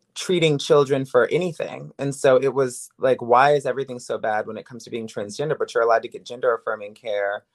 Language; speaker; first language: English; native; English